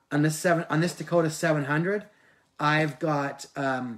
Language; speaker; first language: English; native; English